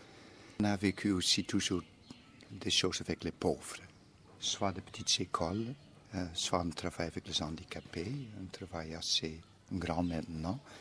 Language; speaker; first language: French; non-native, fluent; Dutch